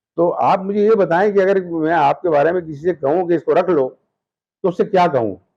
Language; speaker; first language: Urdu; native; Urdu